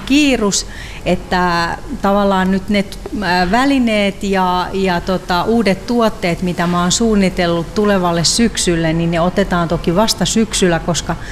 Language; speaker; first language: Finnish; native; Finnish